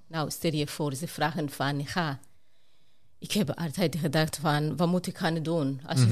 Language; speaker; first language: Dutch; non-native, fluent; Rundi